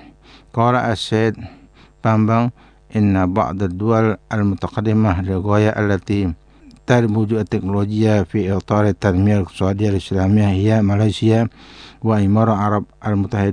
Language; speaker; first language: Arabic; non-native, fluent; Indonesian